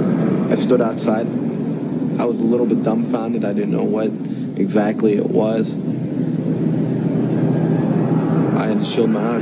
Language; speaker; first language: English; native; English